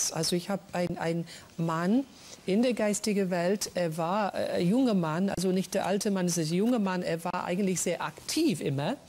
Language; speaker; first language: German; non-native, fluent; English